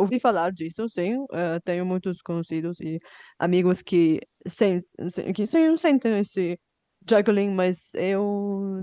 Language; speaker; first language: Portuguese; non-native, fluent; Bulgarian